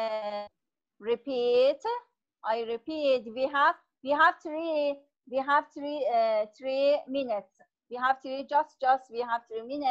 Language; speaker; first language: English; non-native, learner; Persian